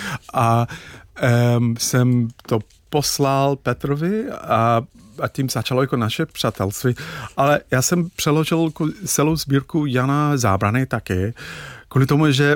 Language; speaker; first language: Czech; non-native, fluent; English